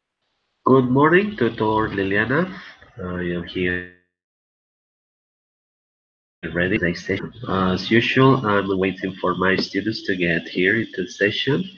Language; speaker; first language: English; non-native, fluent; Spanish